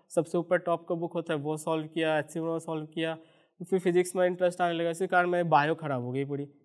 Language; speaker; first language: Hindi; native; Hindi